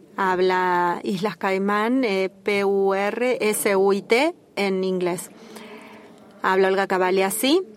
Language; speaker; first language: Spanish; native; Spanish